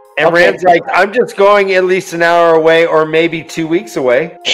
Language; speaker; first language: English; native; English